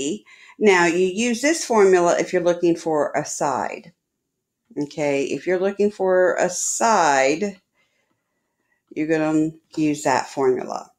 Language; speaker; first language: English; native; English